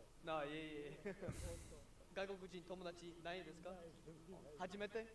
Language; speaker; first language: Japanese; non-native, learner; English